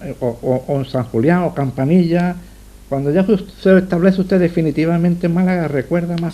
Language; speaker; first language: Spanish; native; Spanish